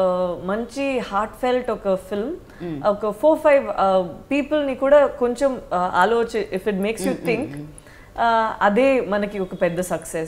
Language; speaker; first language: Telugu; non-native, learner; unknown